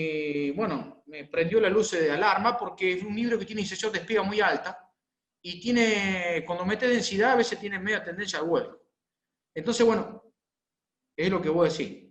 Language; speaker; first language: Spanish; native; Spanish